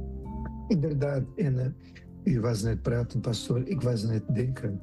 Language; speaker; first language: Dutch; non-native, fluent; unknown